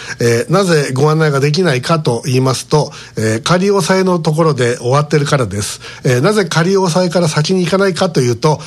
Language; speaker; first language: Japanese; native; Japanese